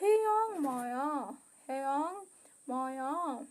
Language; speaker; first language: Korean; non-native, learner; Hindi